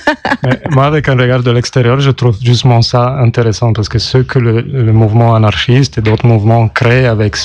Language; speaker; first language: French; non-native, local second language; German